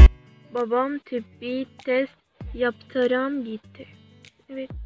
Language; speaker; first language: Turkish; non-native, learner; Arabic